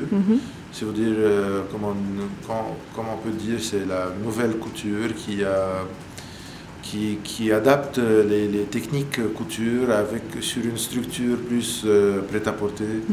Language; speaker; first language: French; non-native, local second language; Arabic